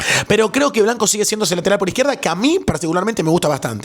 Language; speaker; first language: Spanish; native; Spanish